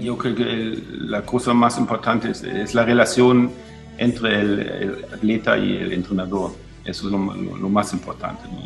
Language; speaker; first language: Spanish; non-native, fluent; German